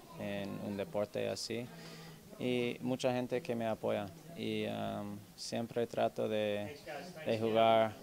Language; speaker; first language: Spanish; non-native, learner; English